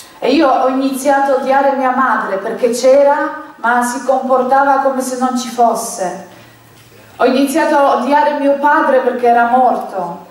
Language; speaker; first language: Italian; non-native, fluent; Polish